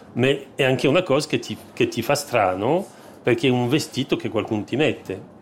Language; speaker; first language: Italian; non-native, fluent; French